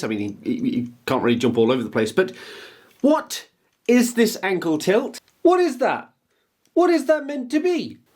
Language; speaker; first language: English; native; English